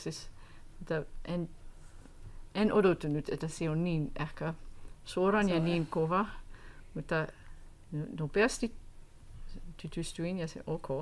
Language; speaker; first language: Finnish; non-native, learner; English